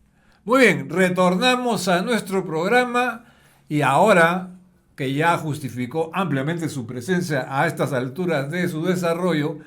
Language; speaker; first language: Spanish; native; Spanish